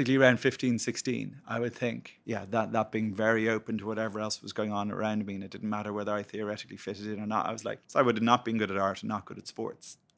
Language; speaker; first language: English; native; English